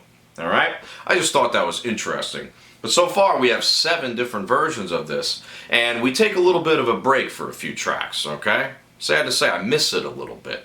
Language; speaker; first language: English; native; English